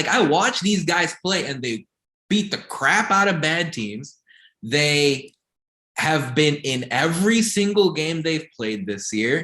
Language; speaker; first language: English; native; English